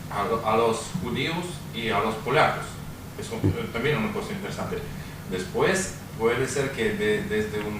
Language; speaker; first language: Spanish; non-native, fluent; Russian